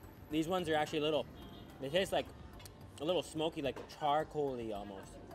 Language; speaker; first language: English; native; English